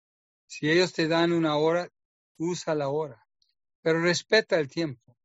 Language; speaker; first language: Spanish; non-native, fluent; English